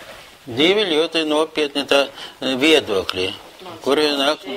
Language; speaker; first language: Latvian; non-native, local second language; Russian